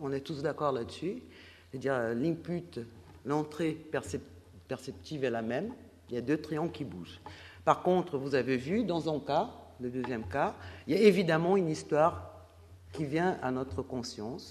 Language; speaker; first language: French; non-native, fluent; Portuguese